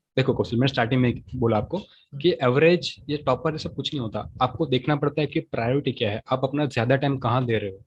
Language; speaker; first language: Hindi; non-native, local second language; Gujarati